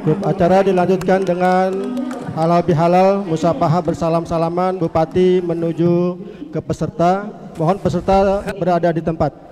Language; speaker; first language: Indonesian; native; Indonesian